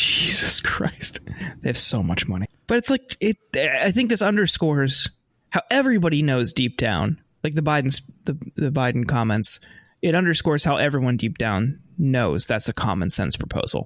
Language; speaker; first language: English; native; English